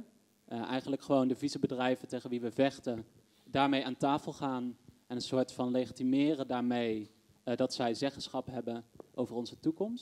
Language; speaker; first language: Dutch; native; Dutch